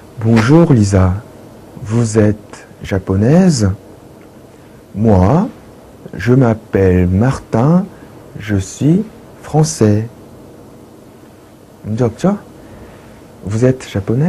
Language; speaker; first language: French; non-native, fluent; Korean